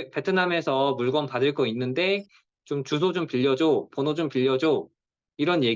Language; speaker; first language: Korean; native; Korean